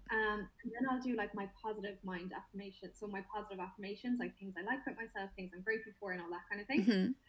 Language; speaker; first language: English; native; English